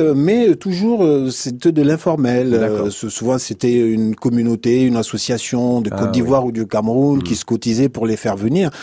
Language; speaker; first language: French; non-native, local second language; Hausa